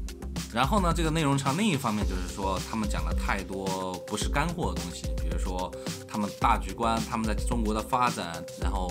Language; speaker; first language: Chinese; native; Chinese